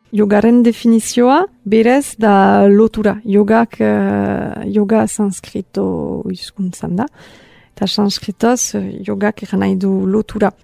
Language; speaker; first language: Basque; native; Basque